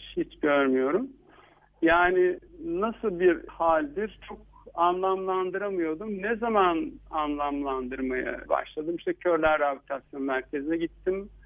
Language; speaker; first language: Turkish; native; Turkish